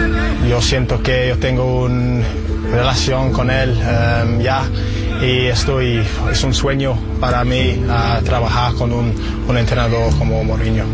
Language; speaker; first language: Spanish; non-native, learner; English